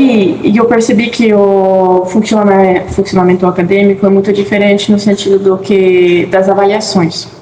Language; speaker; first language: Portuguese; non-native, fluent; French